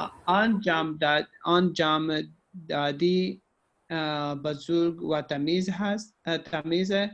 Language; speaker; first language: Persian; non-native, learner; Urdu